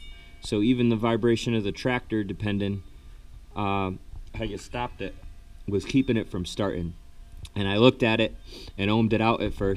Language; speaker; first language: English; native; English